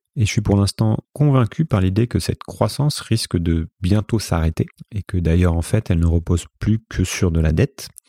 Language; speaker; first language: French; native; French